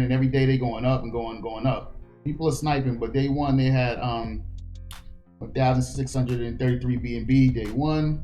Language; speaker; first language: English; native; English